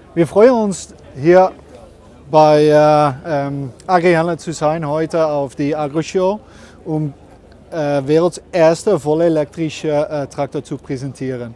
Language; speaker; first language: German; non-native, learner; Dutch